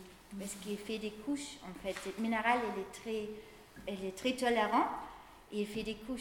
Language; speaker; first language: French; non-native, fluent; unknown